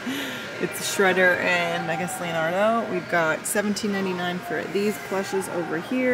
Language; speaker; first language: English; native; English